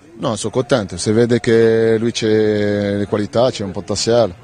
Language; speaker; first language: Italian; non-native, learner; French